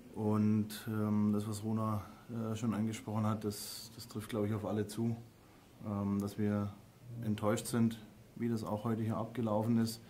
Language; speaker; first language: German; native; German